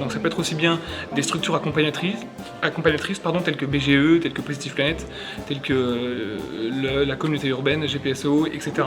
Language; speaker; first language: French; native; French